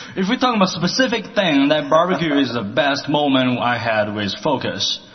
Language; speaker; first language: English; non-native, learner; Chinese